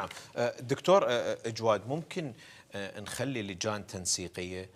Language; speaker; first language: Arabic; native; Arabic